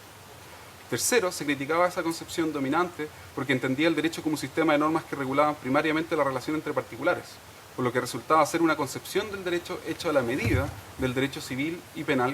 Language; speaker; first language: Spanish; native; Spanish